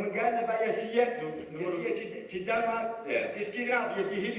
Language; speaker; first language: Danish; non-native, learner; Arabic